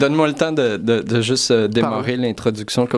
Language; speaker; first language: French; native; French